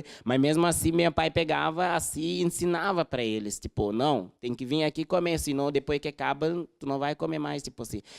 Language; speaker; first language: Portuguese; non-native, fluent; Wolof